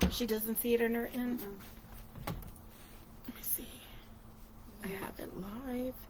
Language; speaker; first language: English; native; English